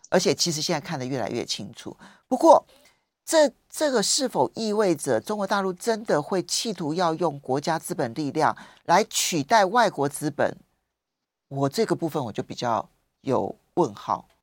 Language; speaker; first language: Chinese; native; Chinese